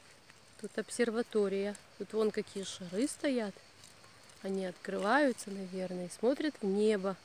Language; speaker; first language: Russian; native; Russian